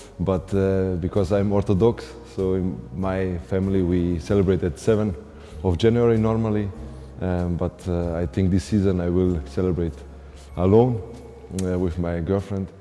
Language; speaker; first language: English; non-native, fluent; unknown